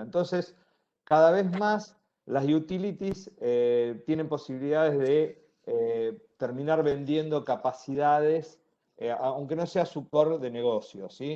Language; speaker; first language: Spanish; native; Spanish